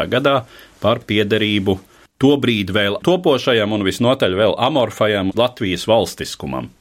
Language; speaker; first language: Latvian; native; Latvian